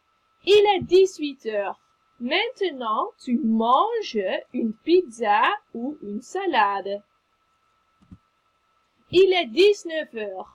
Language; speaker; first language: French; non-native, fluent; Dutch